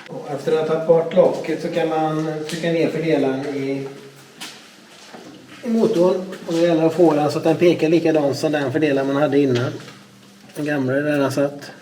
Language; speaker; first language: Swedish; native; Swedish